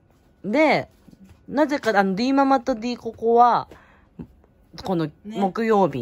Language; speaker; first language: Japanese; native; Japanese